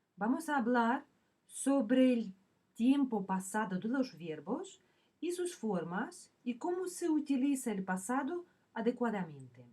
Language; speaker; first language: Spanish; non-native, fluent; Russian